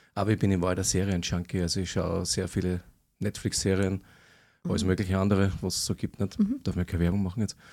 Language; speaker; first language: German; native; German